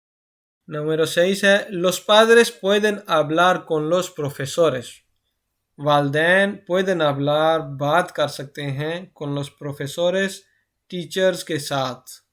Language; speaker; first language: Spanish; non-native, fluent; Urdu